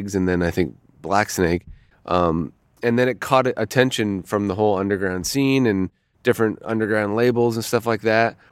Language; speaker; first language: English; native; English